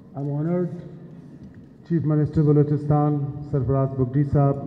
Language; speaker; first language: English; non-native, local second language; Urdu